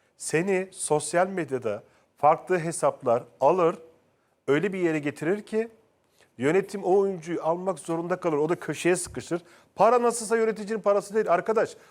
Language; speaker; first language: Turkish; native; Turkish